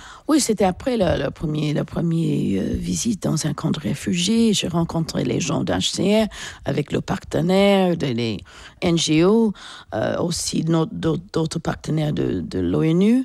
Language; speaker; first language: French; non-native, fluent; English